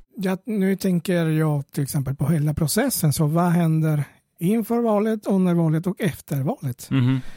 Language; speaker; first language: Swedish; early bilingual, other home language; Spanish